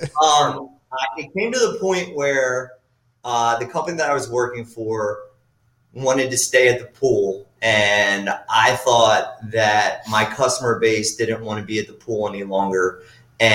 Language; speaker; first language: English; native; English